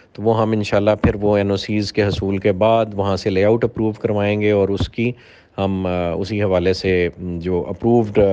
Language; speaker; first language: Urdu; native; Urdu